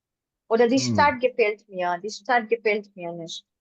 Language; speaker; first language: German; non-native, learner; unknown